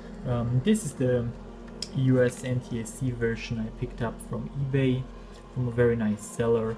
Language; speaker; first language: English; non-native, fluent; German